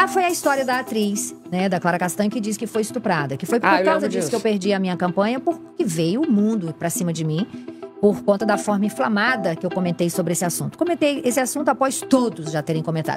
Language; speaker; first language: Portuguese; native; Portuguese